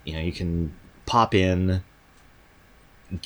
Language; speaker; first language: English; native; English